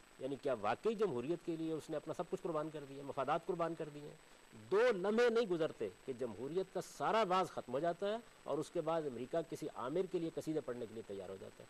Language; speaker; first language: Urdu; non-native, local second language; Punjabi